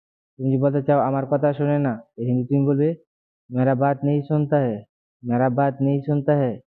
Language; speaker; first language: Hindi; non-native, learner; Bangla